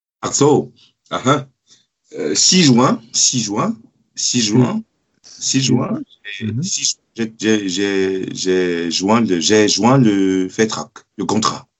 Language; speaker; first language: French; non-native, learner; German